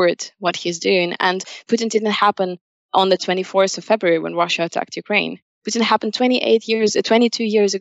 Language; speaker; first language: English; non-native, fluent; Russian